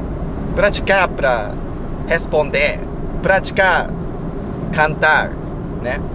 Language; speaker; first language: Portuguese; non-native, fluent; Japanese